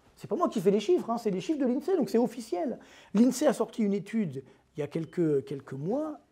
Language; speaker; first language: French; native; French